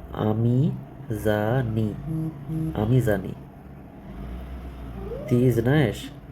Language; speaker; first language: Russian; non-native, learner; Bangla